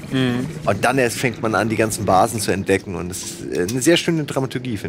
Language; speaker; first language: German; native; German